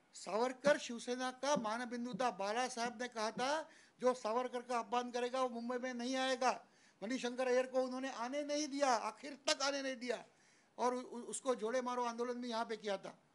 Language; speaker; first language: Hindi; non-native, local second language; Marathi